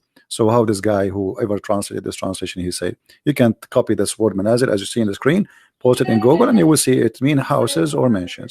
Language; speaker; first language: English; non-native, local second language; Arabic